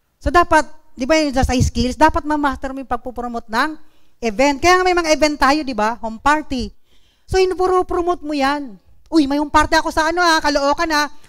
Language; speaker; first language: Filipino; non-native, local second language; Bikol